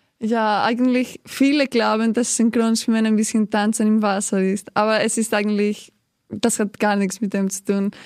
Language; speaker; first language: German; non-native, fluent; Greek